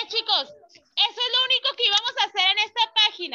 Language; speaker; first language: Spanish; native; Spanish